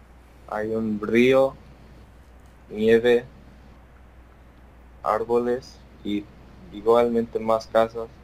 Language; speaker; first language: Spanish; early bilingual, heritage; Spanish